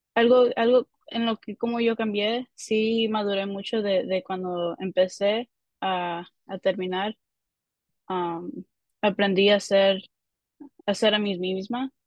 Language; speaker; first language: Spanish; early bilingual, heritage; Spanish